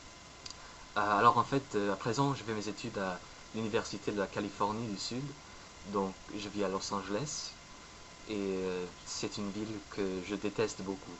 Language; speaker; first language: French; non-native, fluent; English